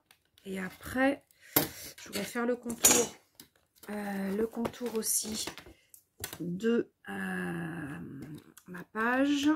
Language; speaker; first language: French; native; French